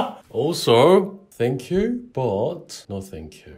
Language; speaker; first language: English; non-native, fluent; Korean